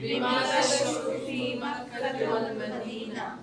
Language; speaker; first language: Arabic; non-native, learner; Urdu